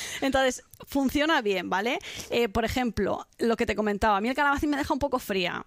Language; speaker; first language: Spanish; native; Spanish